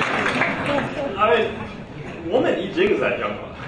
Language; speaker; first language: Chinese; non-native, learner; English